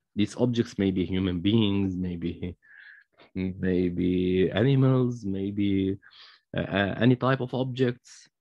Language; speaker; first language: English; non-native, fluent; Arabic